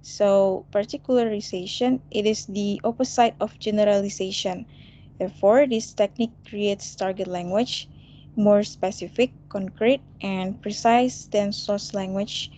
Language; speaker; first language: English; non-native, fluent; Indonesian